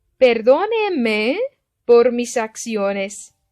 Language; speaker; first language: Spanish; non-native, fluent; Turkish